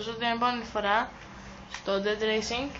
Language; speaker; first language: Greek; native; Greek